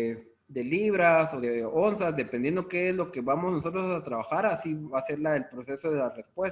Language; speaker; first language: Spanish; native; Spanish